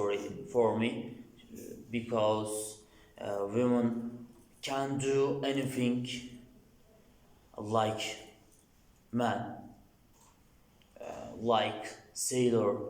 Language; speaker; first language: English; non-native, learner; Turkish